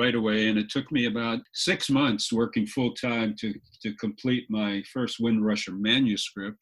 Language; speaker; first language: English; native; English